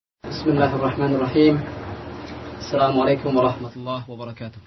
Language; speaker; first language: Arabic; non-native, fluent; Indonesian